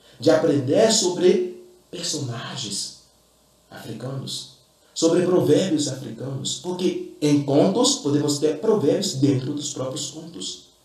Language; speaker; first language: Portuguese; non-native, fluent; Fon